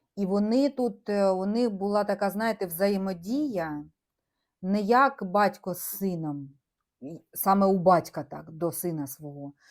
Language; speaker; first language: Ukrainian; native; Ukrainian